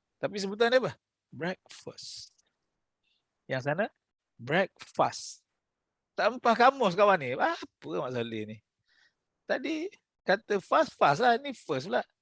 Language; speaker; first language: Malay; native; Malay